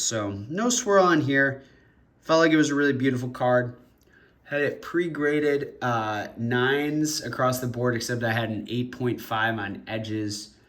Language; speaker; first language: English; native; English